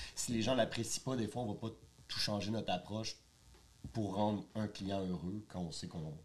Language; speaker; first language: French; native; French